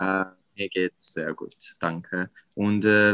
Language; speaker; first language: German; non-native, learner; Serbian